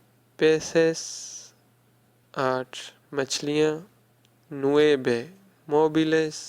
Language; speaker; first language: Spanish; non-native, fluent; Urdu